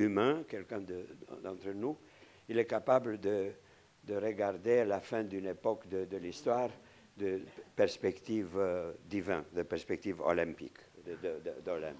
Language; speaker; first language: French; non-native, fluent; Romanian